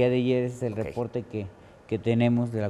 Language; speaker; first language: Spanish; native; Spanish